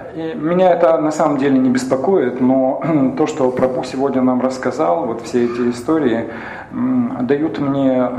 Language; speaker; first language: Russian; native; Russian